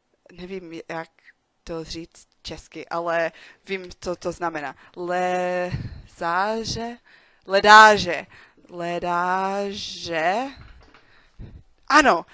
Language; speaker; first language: Czech; non-native, learner; English